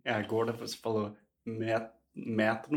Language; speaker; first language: Portuguese; non-native, fluent; English